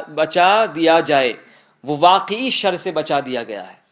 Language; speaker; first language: Urdu; early bilingual, other home language; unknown